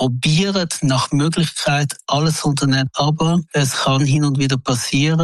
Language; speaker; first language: German; native; German